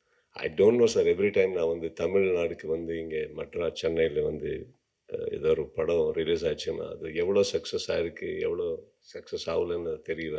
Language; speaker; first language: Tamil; non-native, learner; Kannada